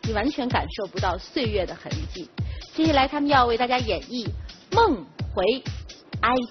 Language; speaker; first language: Chinese; native; Chinese